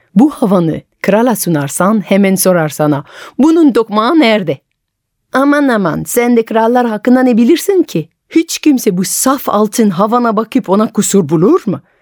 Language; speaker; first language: Turkish; non-native, fluent; French